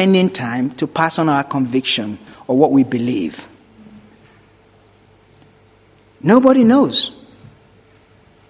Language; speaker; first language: English; non-native, local second language; Yoruba